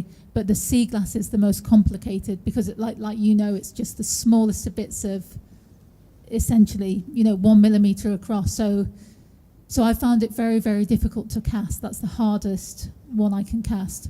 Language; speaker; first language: English; non-native, fluent; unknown